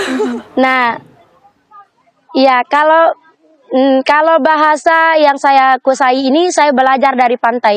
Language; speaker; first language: Indonesian; non-native, local second language; Sasak